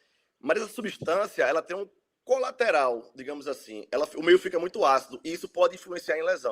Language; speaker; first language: Portuguese; native; Portuguese